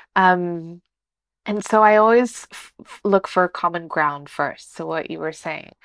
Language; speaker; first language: English; non-native, fluent; Portuguese